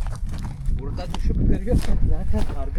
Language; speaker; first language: Turkish; native; Turkish